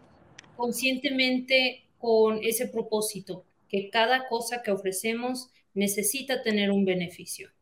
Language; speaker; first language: Spanish; early bilingual, heritage; Spanish